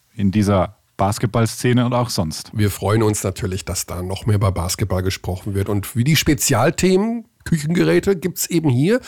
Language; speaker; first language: German; native; German